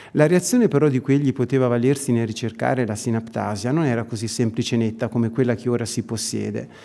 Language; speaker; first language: Italian; native; Italian